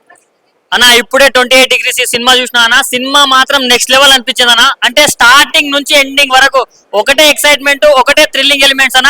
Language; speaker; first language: Telugu; native; Telugu